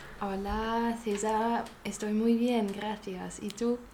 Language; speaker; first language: Spanish; non-native, learner; German